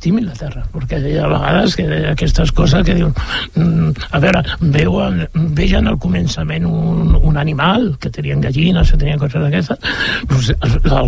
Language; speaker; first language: Catalan; native; Catalan